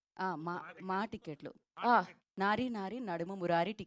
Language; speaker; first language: Telugu; native; Telugu